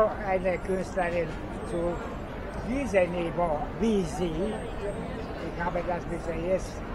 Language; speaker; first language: German; non-native, fluent; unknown